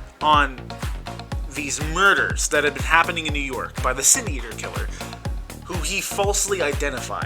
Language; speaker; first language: English; native; English